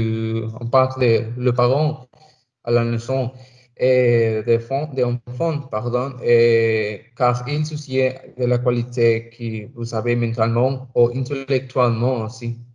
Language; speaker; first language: French; non-native, learner; Spanish